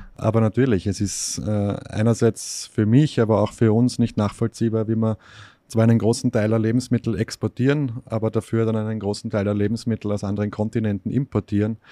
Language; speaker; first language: German; native; German